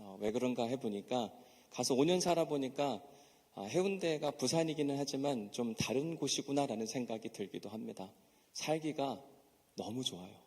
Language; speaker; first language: Korean; native; Korean